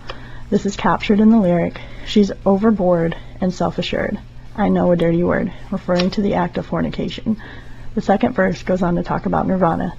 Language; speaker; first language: English; native; English